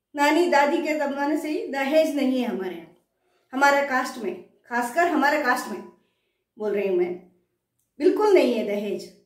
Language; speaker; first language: Hindi; non-native, local second language; Kannada